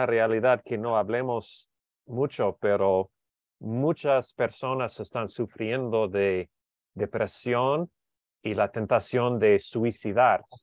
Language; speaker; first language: Spanish; non-native, learner; English